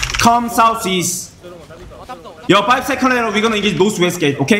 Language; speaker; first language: English; non-native, learner; Korean